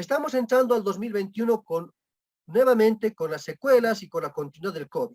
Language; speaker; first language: Spanish; native; Spanish